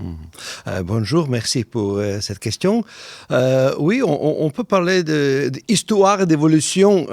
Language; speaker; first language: French; non-native, fluent; Russian